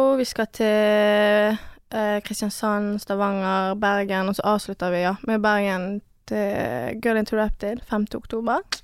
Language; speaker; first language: Norwegian; early bilingual, other home language; French